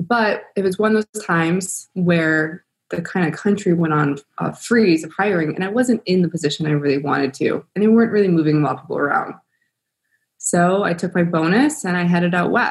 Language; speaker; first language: English; native; English